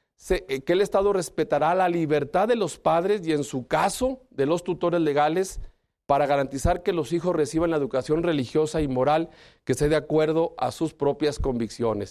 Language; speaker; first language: Spanish; native; Spanish